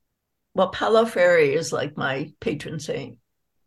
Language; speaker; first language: English; native; English